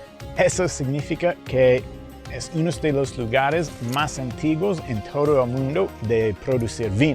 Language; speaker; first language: Spanish; early bilingual, heritage; English